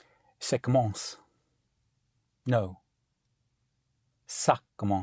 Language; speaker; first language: French; non-native, learner; English